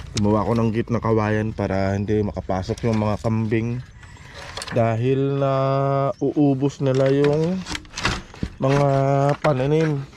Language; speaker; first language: Filipino; non-native, local second language; Iloko